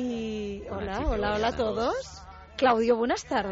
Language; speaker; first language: Spanish; native; Spanish